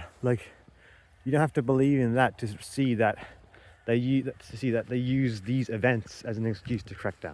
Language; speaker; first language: English; native; English